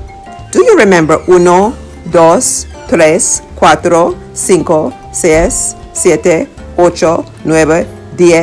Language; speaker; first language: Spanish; non-native, learner; English